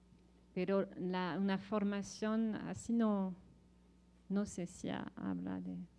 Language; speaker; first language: Spanish; non-native, fluent; French